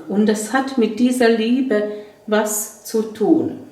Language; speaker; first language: German; non-native, fluent; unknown